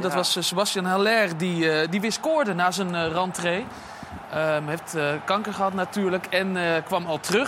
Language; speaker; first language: Dutch; native; Dutch